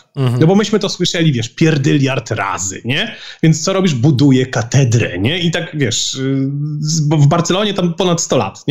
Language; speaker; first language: Polish; native; Polish